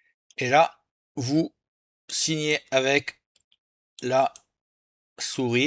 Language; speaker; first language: French; native; French